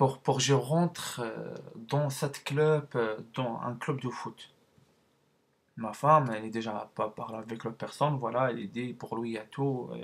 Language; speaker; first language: French; non-native, learner; Arabic